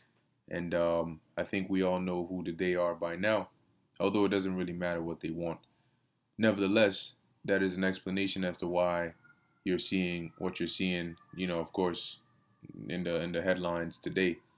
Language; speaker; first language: English; native; English